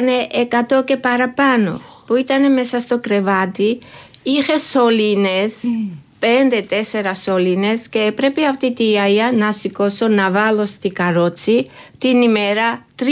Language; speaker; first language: Greek; non-native, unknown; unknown